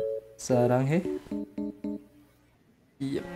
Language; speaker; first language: English; non-native, learner; Indonesian